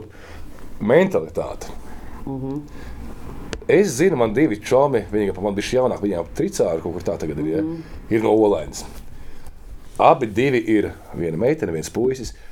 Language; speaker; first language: Latvian; native; Latvian